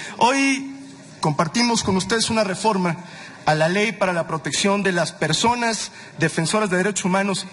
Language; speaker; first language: Spanish; native; Spanish